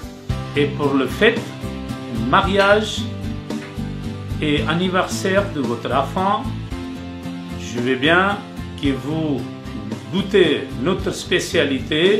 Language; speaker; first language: French; non-native, learner; Urdu